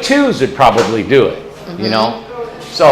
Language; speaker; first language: English; native; English